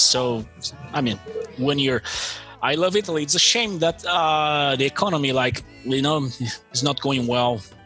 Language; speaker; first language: English; non-native, fluent; Portuguese